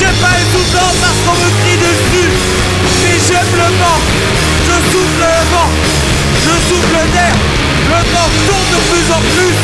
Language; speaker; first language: French; native; French